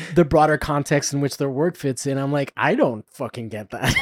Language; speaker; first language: English; native; English